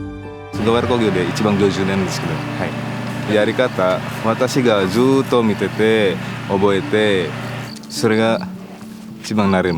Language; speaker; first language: Japanese; non-native, learner; Indonesian